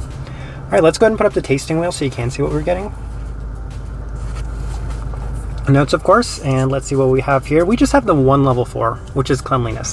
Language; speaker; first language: English; native; English